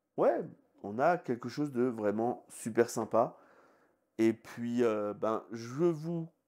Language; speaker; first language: French; native; French